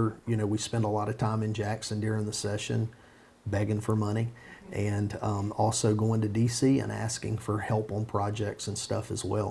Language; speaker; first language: English; native; English